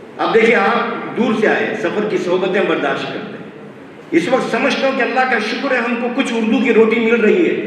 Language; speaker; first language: Urdu; native; Urdu